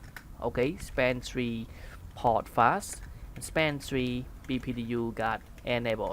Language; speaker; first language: English; non-native, fluent; Khmer